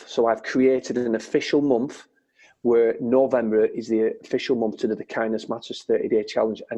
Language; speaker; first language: English; native; English